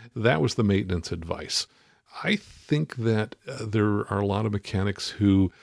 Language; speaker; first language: English; native; English